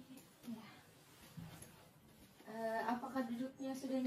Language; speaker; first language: Indonesian; native; Indonesian